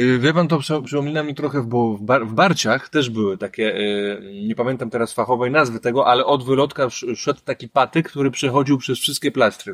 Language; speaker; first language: Polish; native; Polish